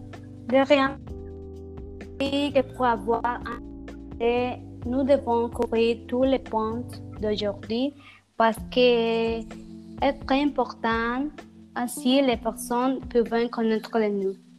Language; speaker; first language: French; non-native, learner; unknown